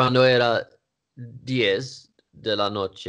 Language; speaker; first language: Portuguese; non-native, learner; Swedish